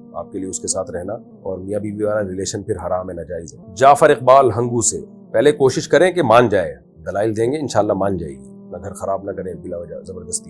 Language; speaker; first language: Urdu; native; Urdu